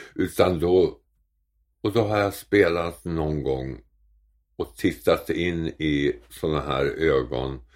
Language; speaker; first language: Swedish; native; Swedish